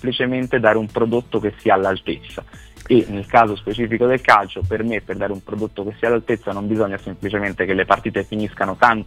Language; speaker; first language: Italian; native; Italian